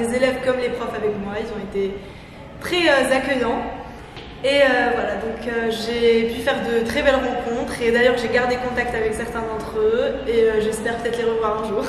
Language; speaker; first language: French; non-native, local second language; Arabic